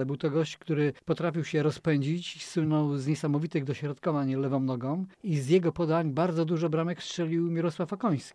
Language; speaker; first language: Polish; native; Polish